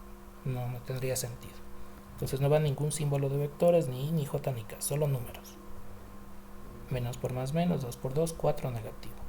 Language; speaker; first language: Spanish; native; Spanish